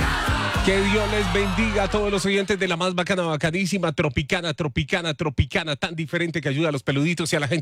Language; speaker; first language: Spanish; native; Spanish